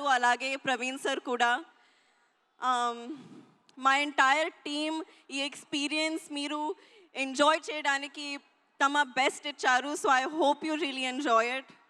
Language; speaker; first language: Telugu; non-native, local second language; Hindi